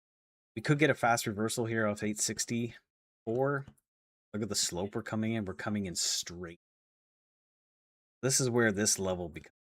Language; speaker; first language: English; native; English